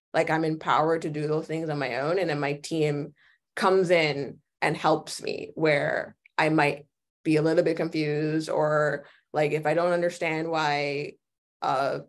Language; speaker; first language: English; native; English